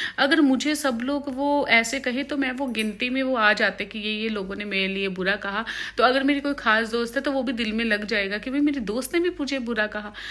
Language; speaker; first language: Hindi; non-native, local second language; Punjabi